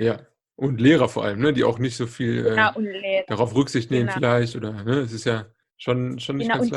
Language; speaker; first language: German; native; German